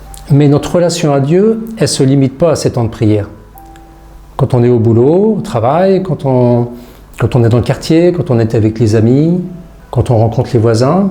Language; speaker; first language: French; native; French